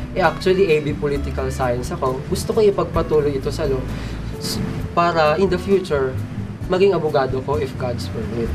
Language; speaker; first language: Filipino; non-native, local second language; Iloko